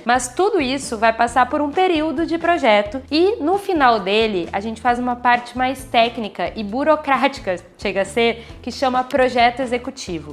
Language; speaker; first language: Portuguese; native; Portuguese